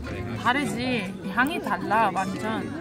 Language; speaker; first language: Korean; non-native, fluent; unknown